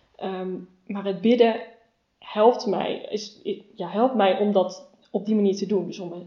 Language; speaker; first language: Dutch; native; Dutch